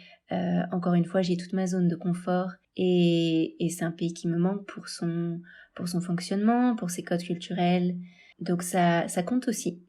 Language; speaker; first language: French; native; French